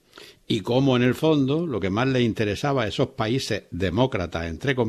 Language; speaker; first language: Spanish; native; Spanish